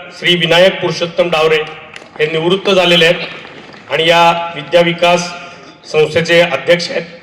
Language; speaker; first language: Marathi; native; Marathi